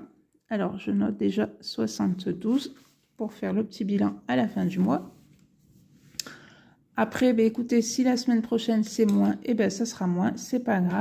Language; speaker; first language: French; native; French